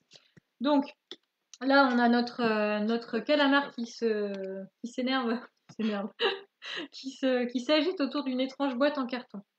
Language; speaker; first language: French; native; French